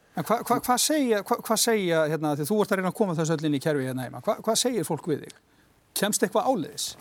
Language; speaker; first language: Icelandic; native; Icelandic